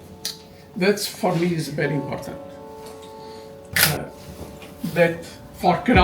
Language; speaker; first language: English; non-native, learner; Portuguese